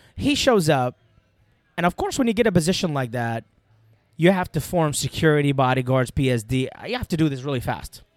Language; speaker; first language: English; non-native, fluent; Arabic